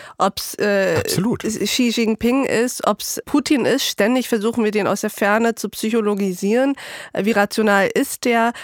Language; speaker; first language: German; early bilingual, other home language; Turkish